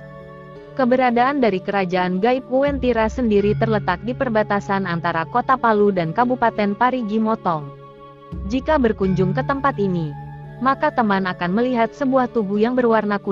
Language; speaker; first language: Indonesian; native; Indonesian